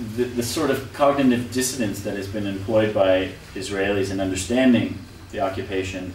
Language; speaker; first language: English; native; English